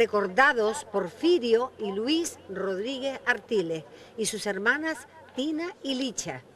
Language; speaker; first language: Spanish; native; Spanish